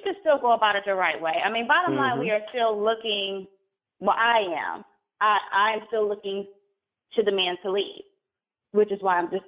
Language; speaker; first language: English; native; English